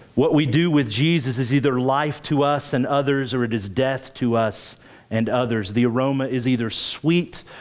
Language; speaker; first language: English; native; English